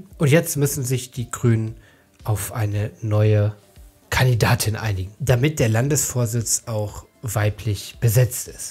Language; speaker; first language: German; native; German